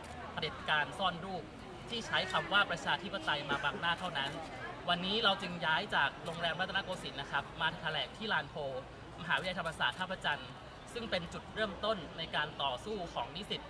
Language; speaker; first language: Thai; native; Thai